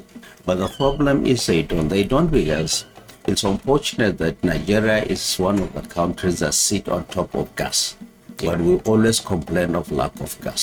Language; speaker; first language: English; non-native, local second language; Hausa